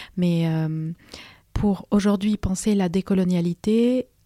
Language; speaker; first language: French; non-native, fluent; Spanish